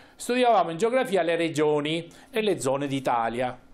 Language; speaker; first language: Italian; native; Italian